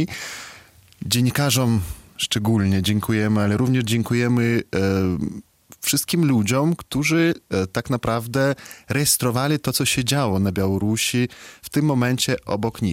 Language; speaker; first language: Polish; non-native, fluent; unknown